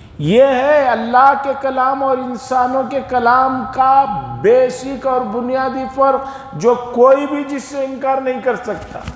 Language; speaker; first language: Urdu; native; Urdu